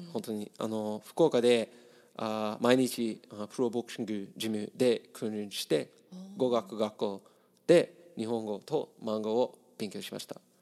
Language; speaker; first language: Japanese; non-native, learner; English